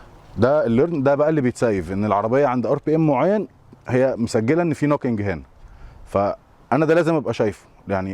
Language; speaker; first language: Arabic; native; Arabic